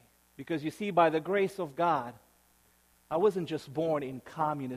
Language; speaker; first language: English; early bilingual, other home language; Romanian